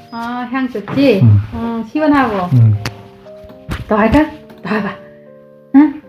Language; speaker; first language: Korean; non-native, fluent; Vietnamese